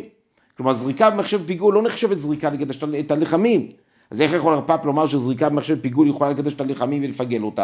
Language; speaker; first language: Hebrew; native; Hebrew